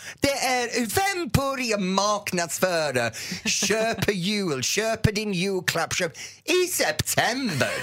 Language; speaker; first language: Swedish; non-native, fluent; English